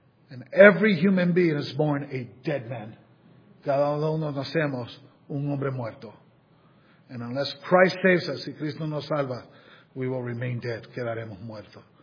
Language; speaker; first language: English; native; English